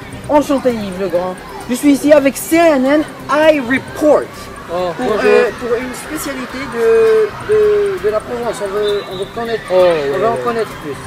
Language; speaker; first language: French; non-native, learner; English